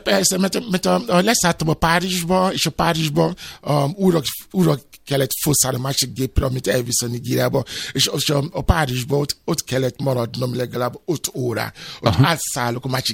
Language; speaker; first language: Hungarian; non-native, fluent; Yoruba